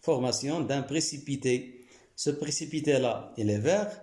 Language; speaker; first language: French; non-native, local second language; Arabic